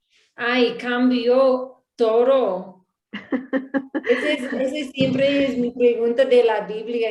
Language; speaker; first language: Spanish; non-native, learner; English